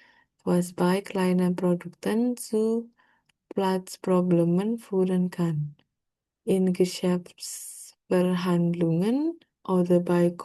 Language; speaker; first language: German; non-native, learner; Indonesian